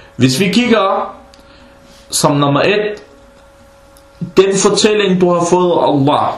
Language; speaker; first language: Danish; non-native, fluent; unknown